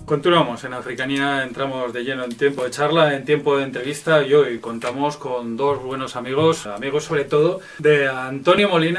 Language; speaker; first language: Spanish; native; Spanish